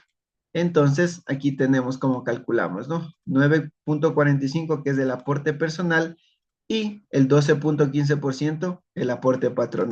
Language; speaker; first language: Spanish; native; Spanish